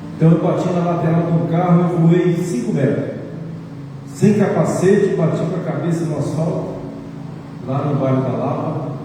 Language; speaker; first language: Portuguese; native; Portuguese